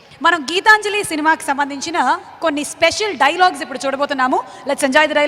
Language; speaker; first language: Telugu; native; Telugu